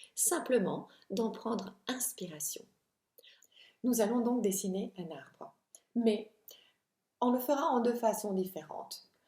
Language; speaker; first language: French; non-native, fluent; Italian